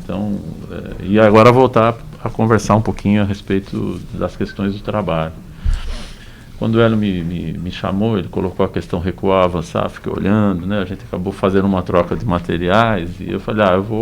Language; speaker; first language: Portuguese; native; Portuguese